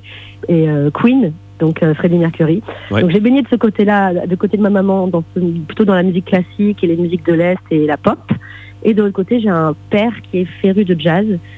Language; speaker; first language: French; native; French